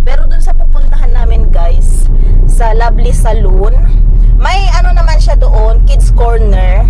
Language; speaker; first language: Filipino; native; Filipino